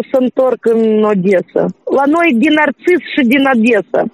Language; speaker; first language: Romanian; non-native, local second language; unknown